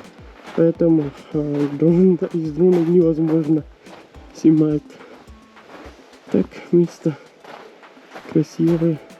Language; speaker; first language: Russian; non-native, learner; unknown